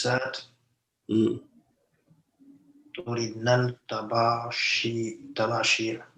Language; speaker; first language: Arabic; non-native, learner; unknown